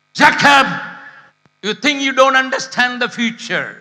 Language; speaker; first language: English; non-native, local second language; Tamil